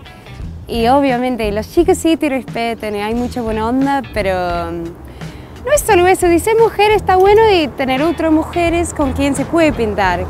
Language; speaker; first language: Spanish; non-native, fluent; English